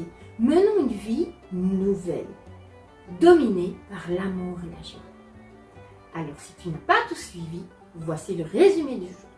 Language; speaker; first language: French; native; French